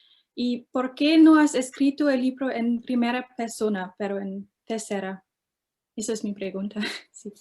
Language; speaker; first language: Spanish; non-native, learner; German